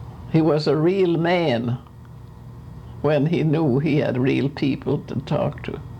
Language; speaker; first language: English; non-native, fluent; Swedish